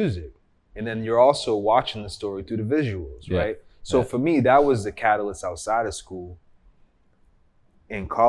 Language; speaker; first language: English; native; English